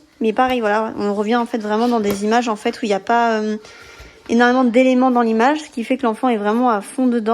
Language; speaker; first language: French; native; French